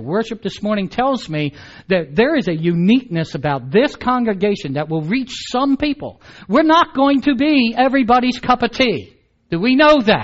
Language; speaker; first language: English; native; English